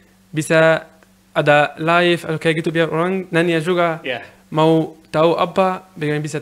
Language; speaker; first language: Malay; non-native, learner; Arabic